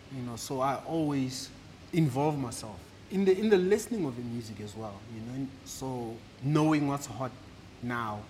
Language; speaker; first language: English; non-native, local second language; Southern Sotho